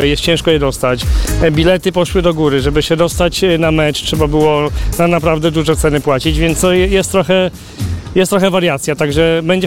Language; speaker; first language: Polish; native; Polish